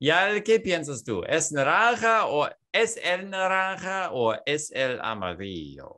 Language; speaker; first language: Spanish; non-native, learner; English